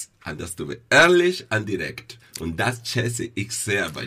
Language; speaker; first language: German; non-native, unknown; Spanish